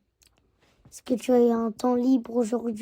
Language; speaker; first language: French; early bilingual, other home language; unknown